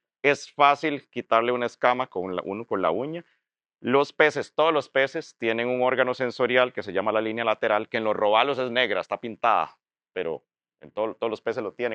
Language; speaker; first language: Spanish; native; Spanish